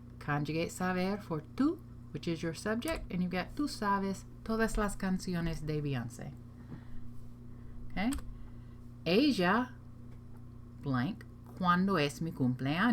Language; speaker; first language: Spanish; non-native, fluent; English